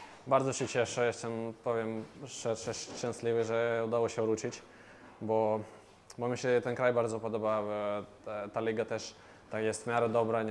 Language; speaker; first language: Polish; non-native, fluent; Russian